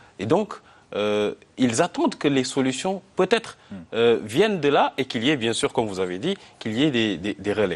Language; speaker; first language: French; non-native, local second language; Arabic